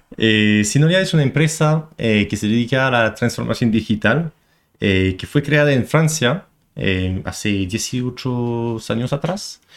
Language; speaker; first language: Spanish; non-native, fluent; French